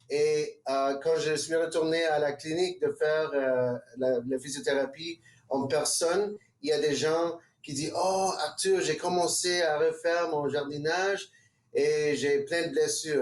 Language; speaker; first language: French; non-native, local second language; English